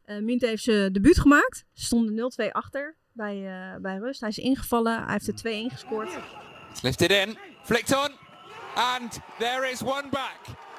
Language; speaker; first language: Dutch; native; Dutch